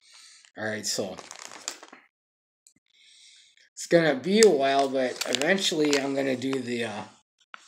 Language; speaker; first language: English; native; English